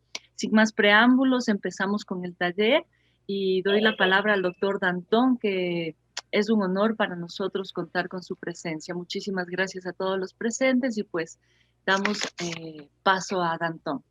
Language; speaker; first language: Spanish; native; Spanish